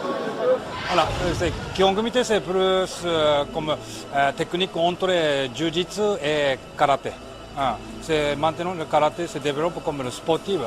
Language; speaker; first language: French; non-native, learner; Japanese